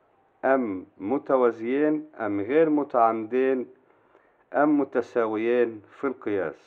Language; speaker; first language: Arabic; native; Arabic